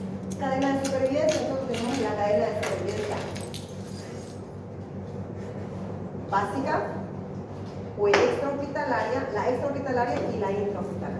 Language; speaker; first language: Spanish; native; Spanish